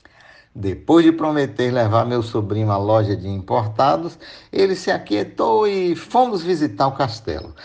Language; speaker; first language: Portuguese; native; Portuguese